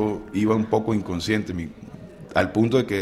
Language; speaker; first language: Spanish; native; Spanish